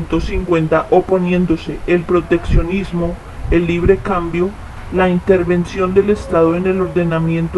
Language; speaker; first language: Spanish; native; Spanish